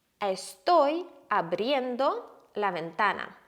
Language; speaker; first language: Spanish; non-native, fluent; Ukrainian